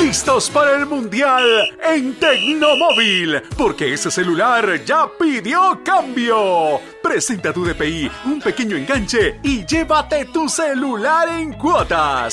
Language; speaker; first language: Spanish; native; Spanish